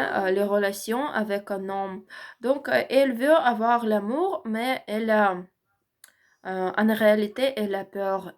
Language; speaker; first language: French; non-native, learner; Ukrainian